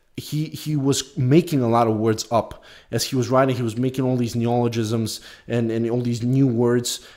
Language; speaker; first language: English; non-native, fluent; Polish